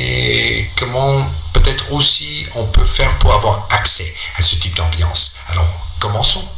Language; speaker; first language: French; non-native, fluent; English